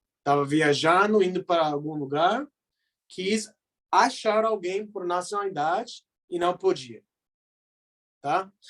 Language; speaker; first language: Portuguese; non-native, fluent; English